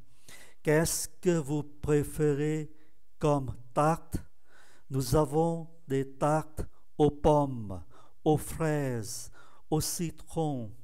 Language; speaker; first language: French; non-native, fluent; Vietnamese